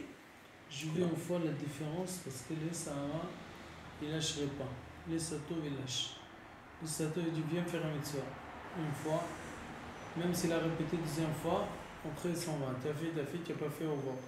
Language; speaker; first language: French; native; French